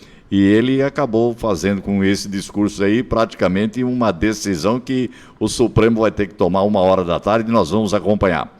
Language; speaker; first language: Portuguese; native; Portuguese